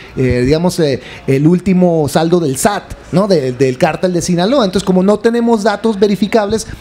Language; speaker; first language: Spanish; native; Spanish